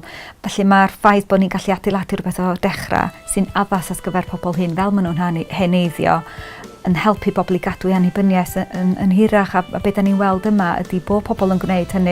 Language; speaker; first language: Welsh; native; Welsh